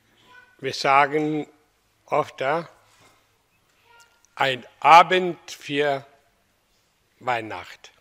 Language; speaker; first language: German; non-native, learner; Hindi